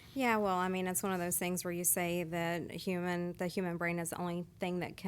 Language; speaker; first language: English; native; English